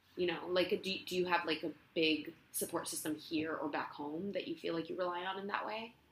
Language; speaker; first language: English; non-native, fluent; Spanish